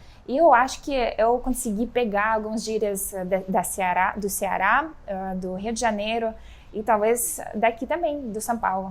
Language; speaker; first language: Portuguese; non-native, fluent; Russian